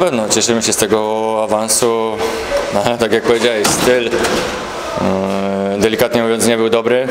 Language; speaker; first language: Polish; native; Polish